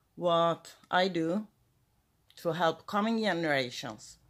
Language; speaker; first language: English; non-native, fluent; Swedish